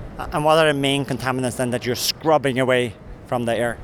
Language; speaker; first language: English; non-native, fluent; Norwegian